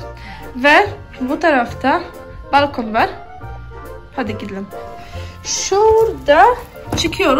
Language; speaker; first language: Turkish; non-native, learner; Polish